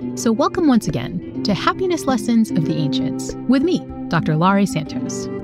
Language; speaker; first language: English; native; English